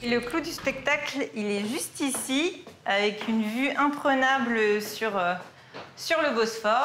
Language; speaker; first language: French; native; French